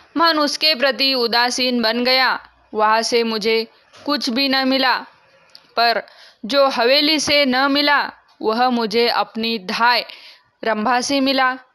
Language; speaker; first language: Hindi; non-native, local second language; Marathi